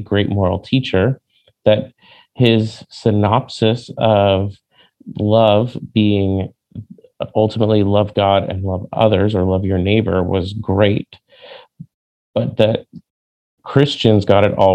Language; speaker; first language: English; native; English